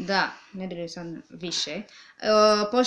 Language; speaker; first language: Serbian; non-native, learner; English